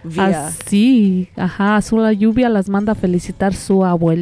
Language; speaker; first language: Spanish; native; Spanish